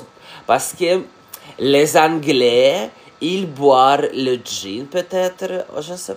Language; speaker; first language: French; non-native, learner; Russian